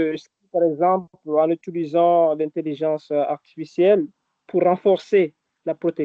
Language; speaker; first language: French; non-native, local second language; Arabic